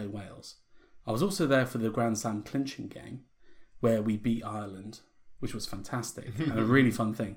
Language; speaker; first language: English; native; English